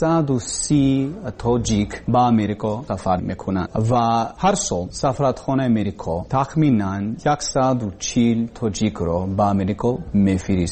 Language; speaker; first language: Persian; non-native, learner; English